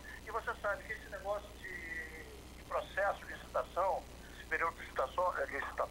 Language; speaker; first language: Portuguese; native; Portuguese